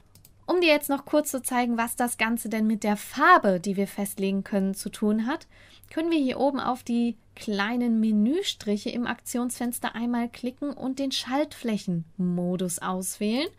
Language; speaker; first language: German; native; German